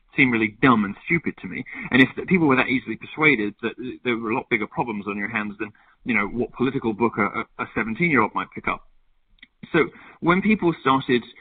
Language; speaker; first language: English; native; English